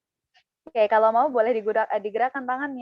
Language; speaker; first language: Indonesian; native; Indonesian